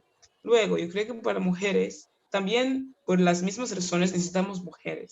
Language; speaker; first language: Spanish; non-native, fluent; Kinyarwanda